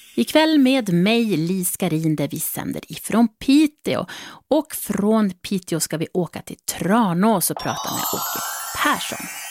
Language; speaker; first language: Swedish; native; Swedish